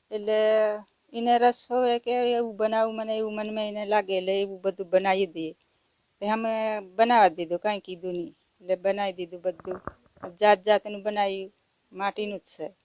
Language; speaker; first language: Gujarati; non-native, local second language; Rathawi